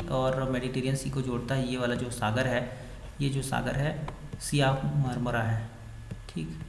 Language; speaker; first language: Hindi; native; Hindi